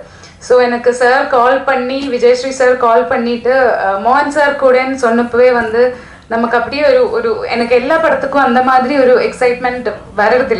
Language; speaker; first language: Tamil; non-native, fluent; Malayalam